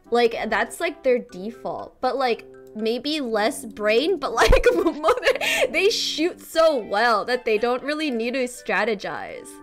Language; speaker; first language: English; early bilingual, other home language; Korean